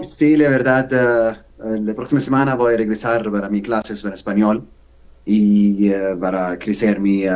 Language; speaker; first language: Spanish; non-native, learner; Arabic